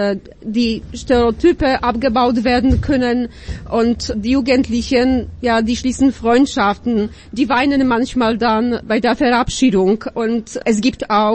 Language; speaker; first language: German; non-native, fluent; Polish